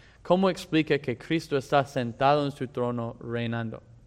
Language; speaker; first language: Spanish; non-native, fluent; English